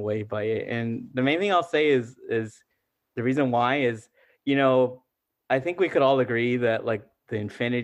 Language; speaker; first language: English; early bilingual, other home language; Spanish